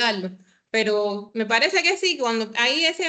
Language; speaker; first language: Spanish; native; Spanish